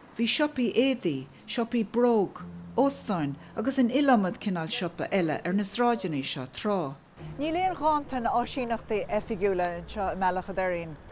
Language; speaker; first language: Irish; non-native, local second language; English